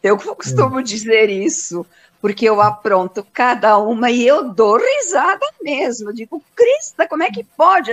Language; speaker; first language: Portuguese; native; Portuguese